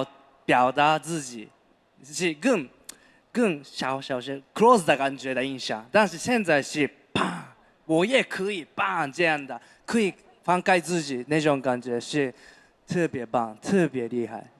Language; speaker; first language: Chinese; non-native, fluent; Japanese